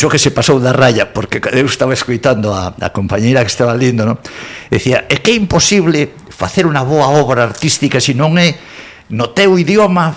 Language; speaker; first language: Galician; non-native, local second language; Spanish